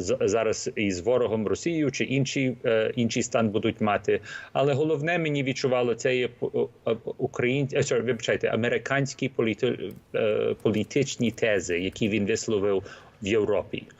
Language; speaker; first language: Ukrainian; early bilingual, heritage; Ukrainian